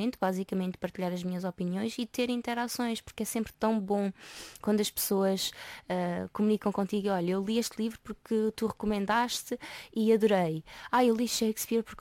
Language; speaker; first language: Portuguese; native; Portuguese